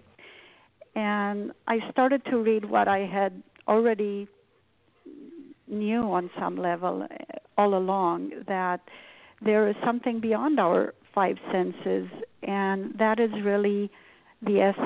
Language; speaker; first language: English; non-native, fluent; Romanian